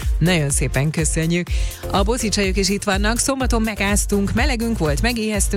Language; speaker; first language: Hungarian; native; Hungarian